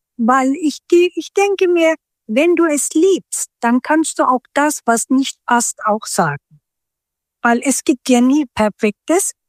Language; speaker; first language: German; early bilingual, other home language; Turkish